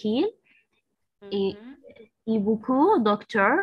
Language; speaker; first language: Indonesian; non-native, learner; Arabic